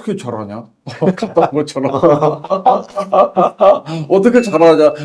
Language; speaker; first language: Korean; native; Korean